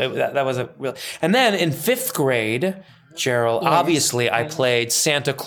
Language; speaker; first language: English; early bilingual, other home language; Persian